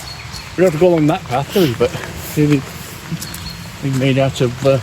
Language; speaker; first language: English; native; English